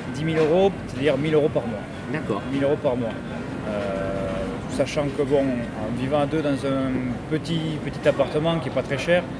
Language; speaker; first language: French; native; French